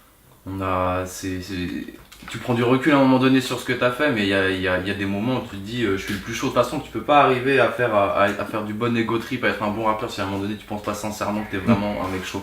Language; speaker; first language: French; native; French